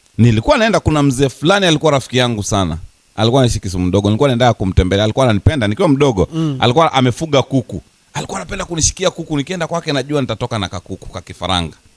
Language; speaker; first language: Swahili; native; Swahili